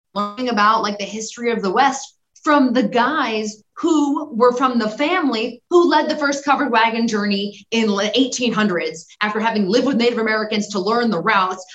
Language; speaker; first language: English; native; English